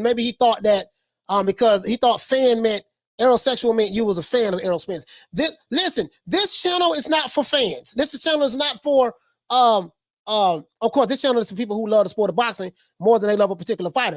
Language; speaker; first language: English; native; English